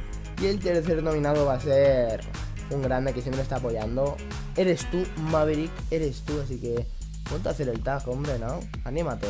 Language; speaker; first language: Spanish; native; Spanish